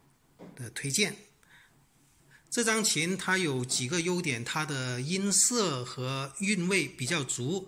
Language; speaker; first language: Chinese; native; Chinese